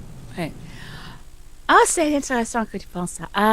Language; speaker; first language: French; non-native, learner; English